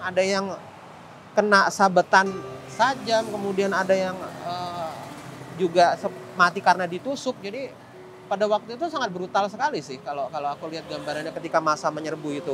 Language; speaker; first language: Indonesian; native; Indonesian